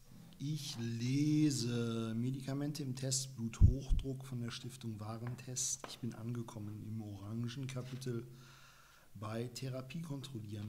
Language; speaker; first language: German; native; German